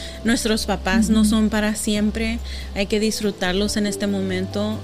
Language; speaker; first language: Spanish; early bilingual, heritage; Spanish